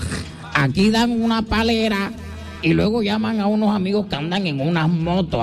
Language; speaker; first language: Spanish; native; Spanish